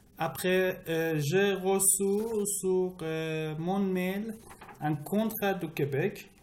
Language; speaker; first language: French; non-native, learner; Persian